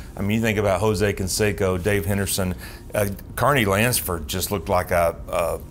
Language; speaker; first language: English; native; English